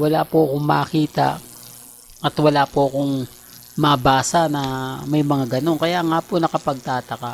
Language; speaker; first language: Filipino; native; Filipino